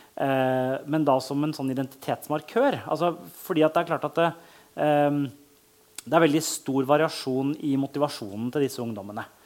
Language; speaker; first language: Norwegian; native; Norwegian